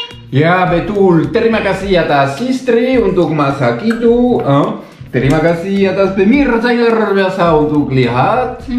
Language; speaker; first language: Indonesian; non-native, learner; Swiss German